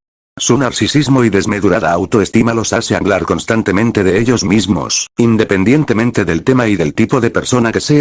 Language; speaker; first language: Spanish; native; Spanish